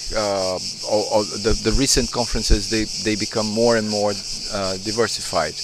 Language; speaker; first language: English; non-native, fluent; Portuguese